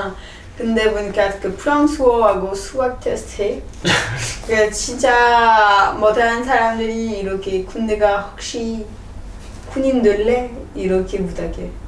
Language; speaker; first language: Korean; non-native, learner; French